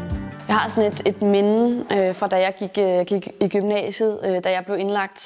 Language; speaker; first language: Danish; native; Danish